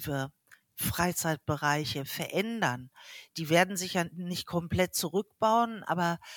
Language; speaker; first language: German; native; German